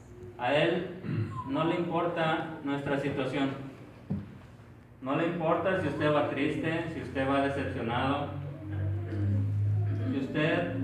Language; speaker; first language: Spanish; native; Spanish